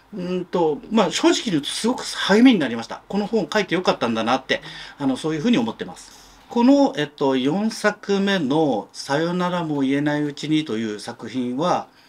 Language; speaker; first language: Japanese; native; Japanese